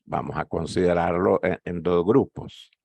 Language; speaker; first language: Spanish; native; Spanish